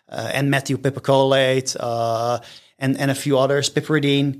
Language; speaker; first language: English; non-native, fluent; Dutch